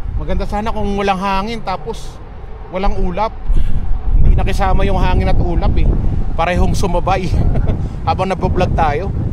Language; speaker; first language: Filipino; native; Filipino